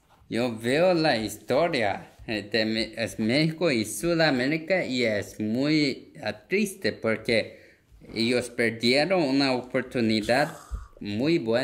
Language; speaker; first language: Spanish; non-native, fluent; Korean